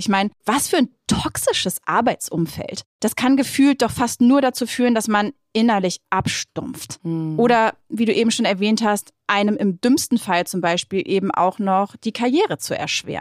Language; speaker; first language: German; native; German